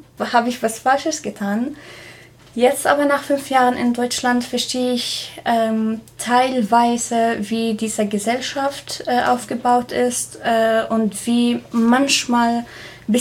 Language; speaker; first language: German; non-native, fluent; Arabic